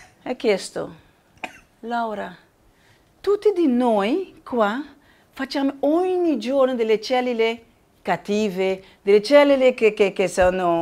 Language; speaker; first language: Italian; non-native, learner; Spanish